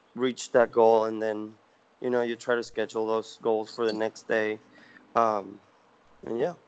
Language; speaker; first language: English; non-native, fluent; Spanish